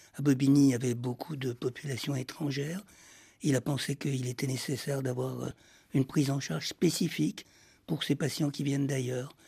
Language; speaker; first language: French; early bilingual, heritage; French